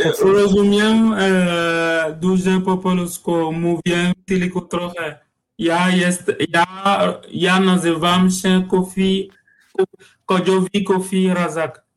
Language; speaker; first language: Polish; non-native, learner; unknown